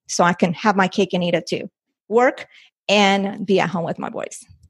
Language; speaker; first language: English; early bilingual, other home language; Spanish